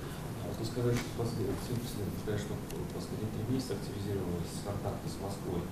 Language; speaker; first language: Russian; native; Russian